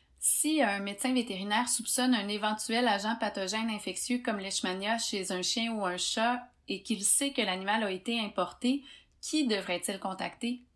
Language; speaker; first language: French; native; French